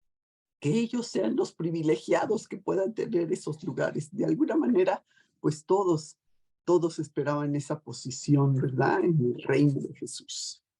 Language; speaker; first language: Spanish; native; Spanish